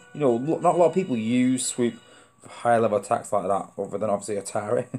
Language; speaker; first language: English; native; English